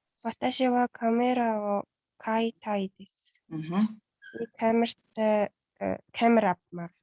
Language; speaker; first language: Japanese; non-native, learner; Mongolian